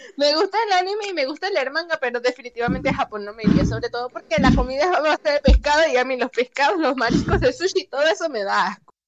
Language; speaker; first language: Spanish; native; Spanish